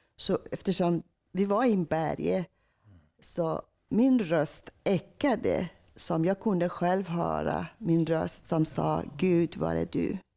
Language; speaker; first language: Swedish; non-native, fluent; Persian